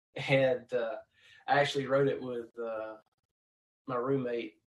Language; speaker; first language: English; native; English